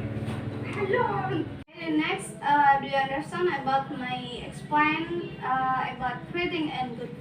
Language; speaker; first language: English; non-native, learner; Indonesian